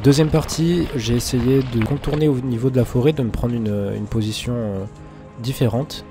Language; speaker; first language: French; native; French